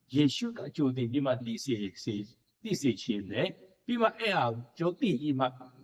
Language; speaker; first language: Burmese; non-native, local second language; Tedim Chin